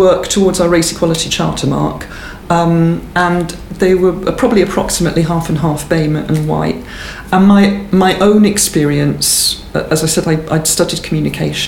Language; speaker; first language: English; native; English